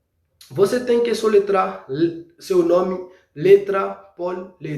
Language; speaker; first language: Portuguese; non-native, fluent; Haitian Creole